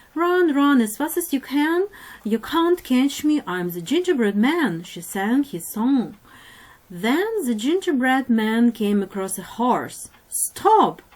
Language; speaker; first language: English; non-native, fluent; Ukrainian